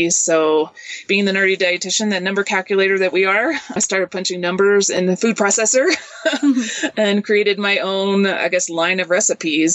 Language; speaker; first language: English; native; English